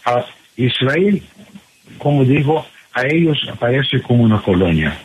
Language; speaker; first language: Spanish; non-native, fluent; English